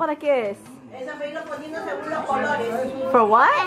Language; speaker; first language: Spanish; early bilingual, heritage; Spanish